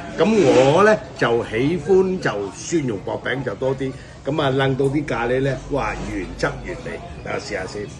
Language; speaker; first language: Cantonese; early bilingual, other home language; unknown